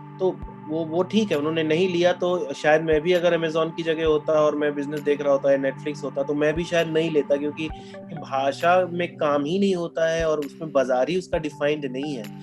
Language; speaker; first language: Hindi; non-native, local second language; Bhojpuri